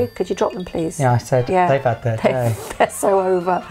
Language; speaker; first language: English; native; English